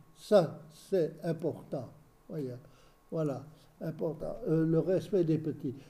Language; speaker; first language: French; native; French